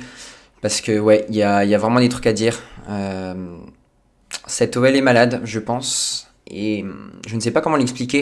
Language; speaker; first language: French; native; French